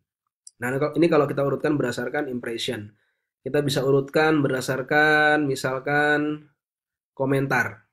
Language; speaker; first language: Indonesian; native; Indonesian